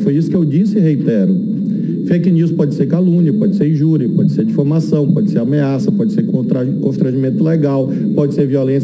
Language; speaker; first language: Portuguese; native; Portuguese